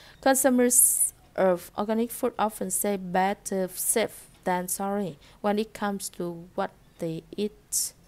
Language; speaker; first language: English; non-native, fluent; Vietnamese